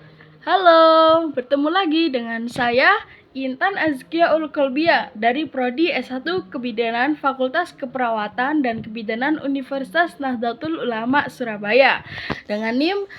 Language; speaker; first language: Indonesian; native; Indonesian